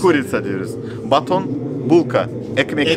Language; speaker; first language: Turkish; non-native, learner; Russian